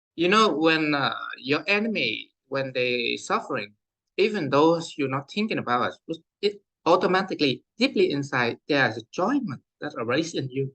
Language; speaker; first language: English; non-native, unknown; Vietnamese